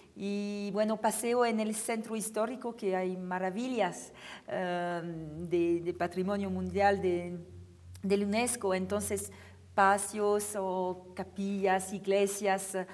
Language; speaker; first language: Spanish; non-native, fluent; French